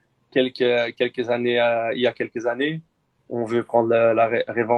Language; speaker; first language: French; non-native, local second language; Dutch